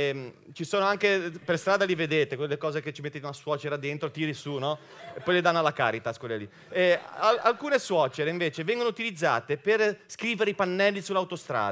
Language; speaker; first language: Italian; native; Italian